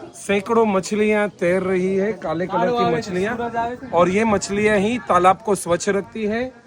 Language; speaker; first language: Hindi; non-native, local second language; Gujarati